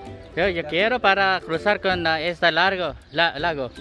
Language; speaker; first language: Spanish; non-native, learner; Filipino